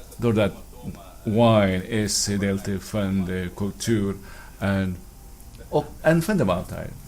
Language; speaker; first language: Dutch; non-native, fluent; Filipino